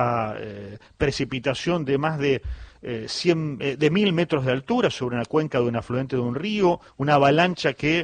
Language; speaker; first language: Spanish; native; Spanish